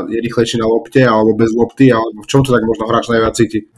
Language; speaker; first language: Slovak; native; Slovak